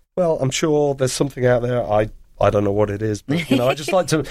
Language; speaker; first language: English; native; English